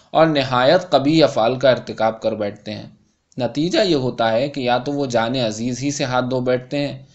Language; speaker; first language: Urdu; native; Urdu